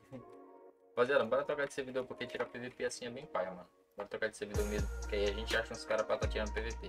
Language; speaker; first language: Portuguese; native; Portuguese